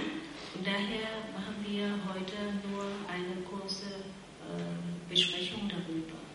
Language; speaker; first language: German; non-native, fluent; Vietnamese